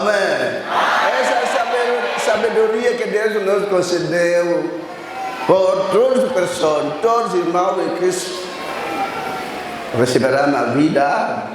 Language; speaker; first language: Portuguese; non-native, learner; Lingala